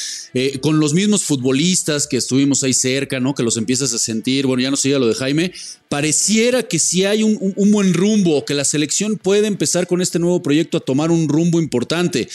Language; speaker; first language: Spanish; native; Spanish